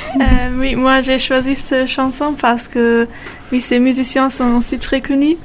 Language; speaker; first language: French; non-native, fluent; German